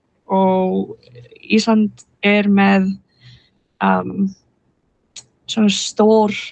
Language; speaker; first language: Icelandic; non-native, learner; English